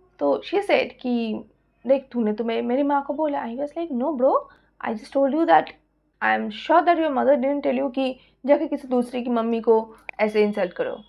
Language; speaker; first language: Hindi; non-native, local second language; Bangla